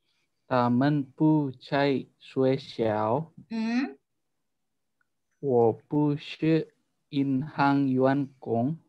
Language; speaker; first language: Chinese; non-native, learner; Indonesian